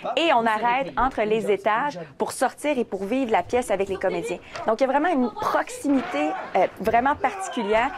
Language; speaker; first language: French; native; French